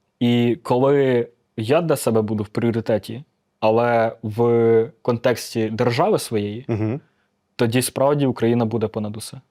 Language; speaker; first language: Ukrainian; native; Ukrainian